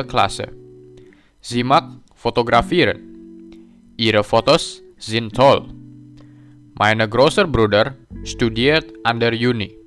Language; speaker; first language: German; non-native, learner; Indonesian